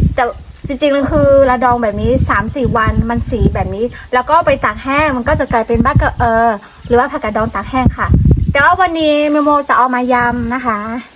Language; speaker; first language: Thai; non-native, local second language; Karen languages